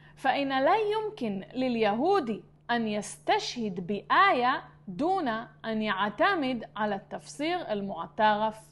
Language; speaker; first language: Arabic; non-native, fluent; Hebrew